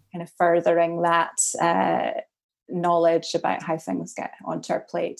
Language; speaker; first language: English; native; English